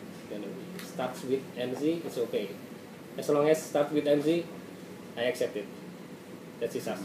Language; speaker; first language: English; non-native, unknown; Indonesian